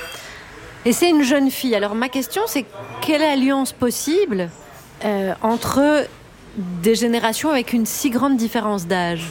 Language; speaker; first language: French; native; French